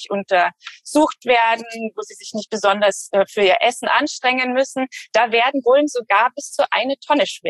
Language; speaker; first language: German; native; German